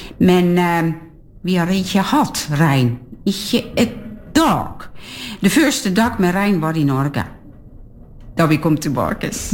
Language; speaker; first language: Norwegian; non-native, fluent; Dutch